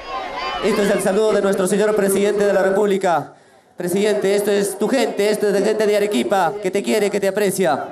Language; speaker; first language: Spanish; native; Spanish